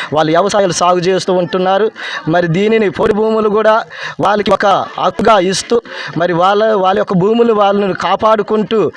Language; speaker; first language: Telugu; non-native, local second language; Koya